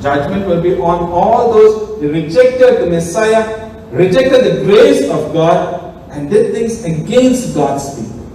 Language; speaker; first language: English; non-native, local second language; Tamil